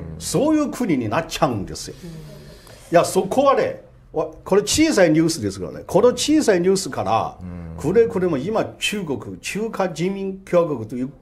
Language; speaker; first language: Japanese; non-native, fluent; Chinese